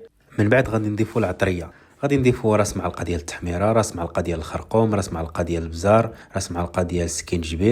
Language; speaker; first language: Arabic; native; Arabic